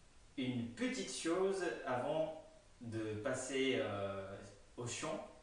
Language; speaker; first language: French; non-native, fluent; Japanese